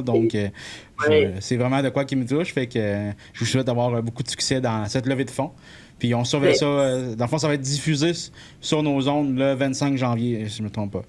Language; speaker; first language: French; native; French